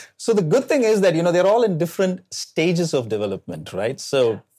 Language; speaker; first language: English; non-native, local second language; Malayalam